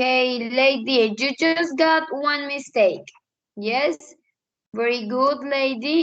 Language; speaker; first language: English; non-native, fluent; Spanish